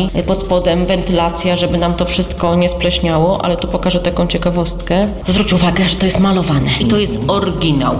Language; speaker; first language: Polish; native; Polish